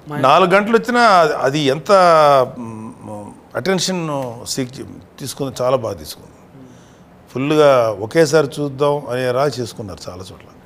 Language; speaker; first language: Telugu; native; Telugu